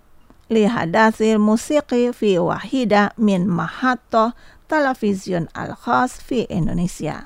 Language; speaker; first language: Arabic; non-native, fluent; Indonesian